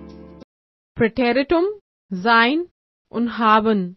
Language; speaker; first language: German; non-native, fluent; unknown